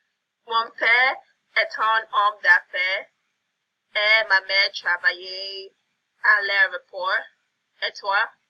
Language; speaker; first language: French; non-native, learner; English